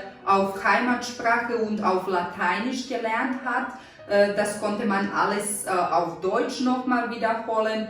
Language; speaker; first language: German; non-native, fluent; Serbian